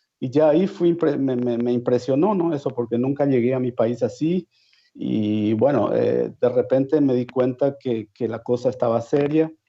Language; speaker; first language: Spanish; native; Spanish